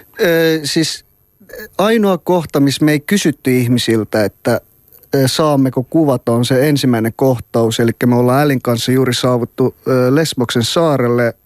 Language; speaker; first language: Finnish; early bilingual, other home language; Persian